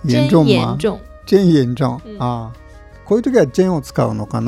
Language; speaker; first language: Japanese; native; Japanese